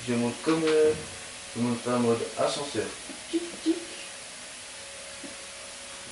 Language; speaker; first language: French; native; French